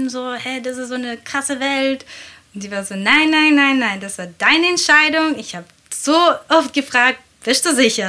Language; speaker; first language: German; non-native, fluent; Latvian